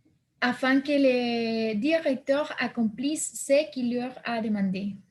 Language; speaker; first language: French; non-native, learner; Spanish